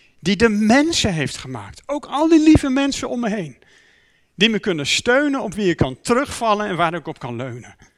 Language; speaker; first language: Dutch; native; Dutch